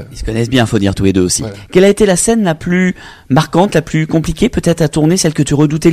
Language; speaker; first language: French; native; French